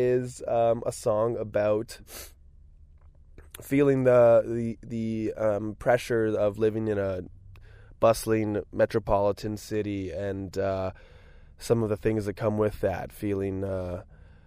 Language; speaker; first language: English; native; English